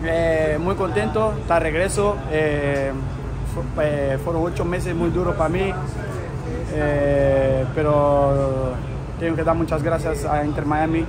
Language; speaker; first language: Spanish; non-native, learner; Portuguese